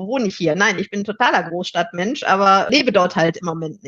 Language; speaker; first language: German; native; German